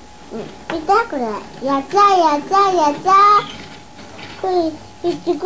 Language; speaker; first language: Japanese; native; Japanese